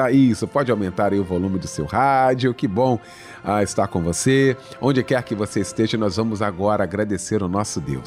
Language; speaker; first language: Portuguese; native; Portuguese